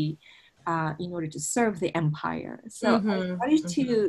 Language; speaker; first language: English; non-native, fluent; Japanese